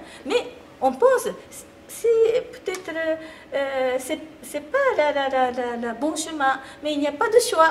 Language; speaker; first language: French; non-native, fluent; Japanese